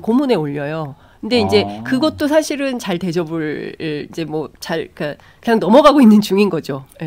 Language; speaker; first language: Korean; native; Korean